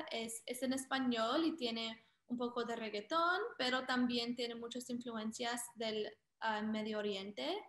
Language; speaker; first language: Spanish; early bilingual, heritage; Spanish